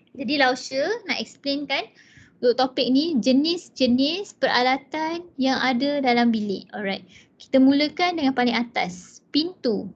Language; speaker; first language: Malay; non-native, local second language; Chinese